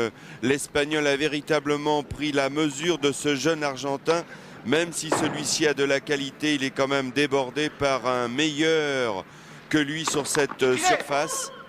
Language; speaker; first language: French; native; French